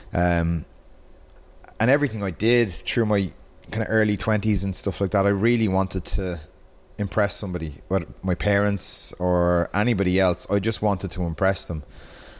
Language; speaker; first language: English; native; English